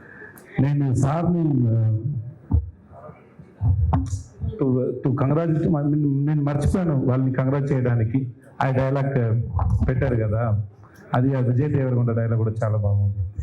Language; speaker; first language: Telugu; non-native, learner; Tamil